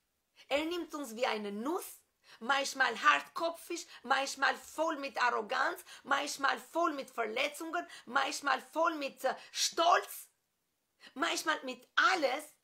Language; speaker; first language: German; non-native, fluent; Albanian